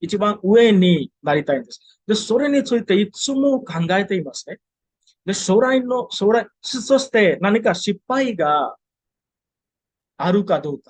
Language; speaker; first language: Japanese; non-native, fluent; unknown